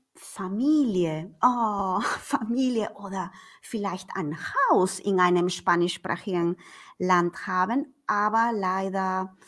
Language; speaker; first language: German; non-native, fluent; Spanish